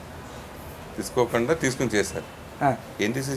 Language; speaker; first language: Telugu; native; Telugu